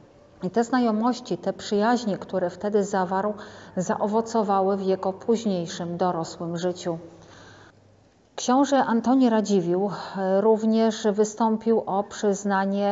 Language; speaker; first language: Polish; native; Polish